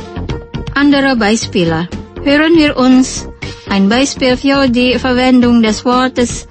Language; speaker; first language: German; non-native, fluent; Indonesian